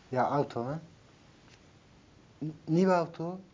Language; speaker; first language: Dutch; non-native, learner; Turkish